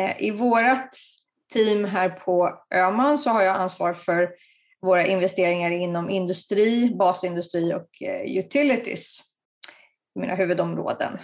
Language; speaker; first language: Swedish; native; Swedish